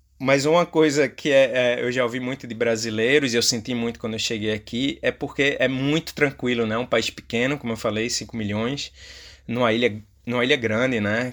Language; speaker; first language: Portuguese; native; Portuguese